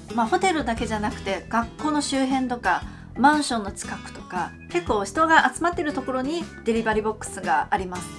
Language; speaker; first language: Japanese; non-native, fluent; Chinese